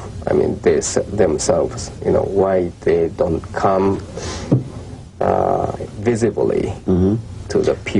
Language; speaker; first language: English; non-native, learner; Japanese